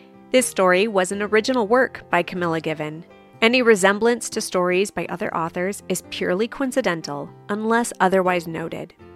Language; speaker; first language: English; native; English